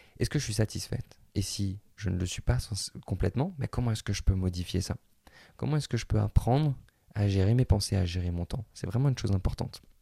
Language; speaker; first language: French; native; French